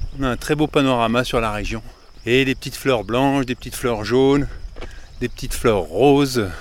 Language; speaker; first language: French; native; French